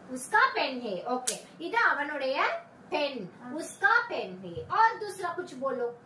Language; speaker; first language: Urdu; non-native, local second language; Tamil